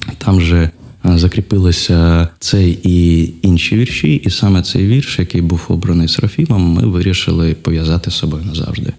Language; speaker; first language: Ukrainian; non-native, local second language; Russian